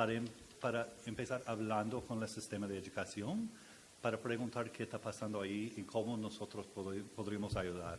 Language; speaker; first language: Spanish; non-native, learner; English